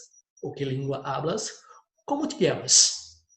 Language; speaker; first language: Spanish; non-native, fluent; Portuguese